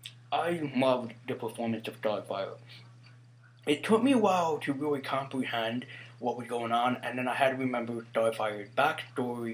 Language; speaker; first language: English; native; English